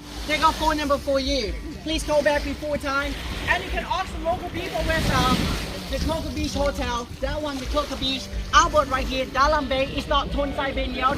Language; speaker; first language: English; non-native, learner; Thai